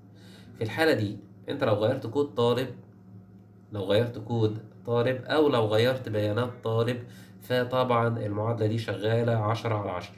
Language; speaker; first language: Arabic; native; Arabic